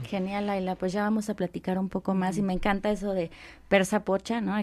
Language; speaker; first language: Spanish; native; Spanish